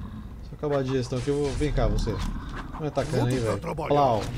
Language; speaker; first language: Portuguese; native; Portuguese